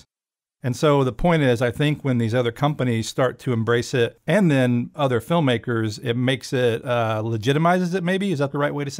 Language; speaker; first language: English; native; English